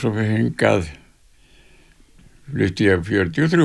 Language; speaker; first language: Icelandic; native; Icelandic